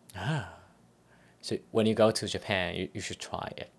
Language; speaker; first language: English; non-native, learner; Japanese